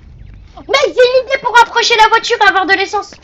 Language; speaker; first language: French; native; French